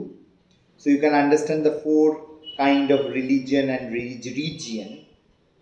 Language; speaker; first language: English; non-native, local second language; Hindi